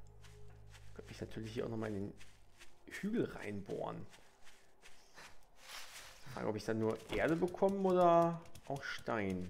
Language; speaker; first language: German; native; German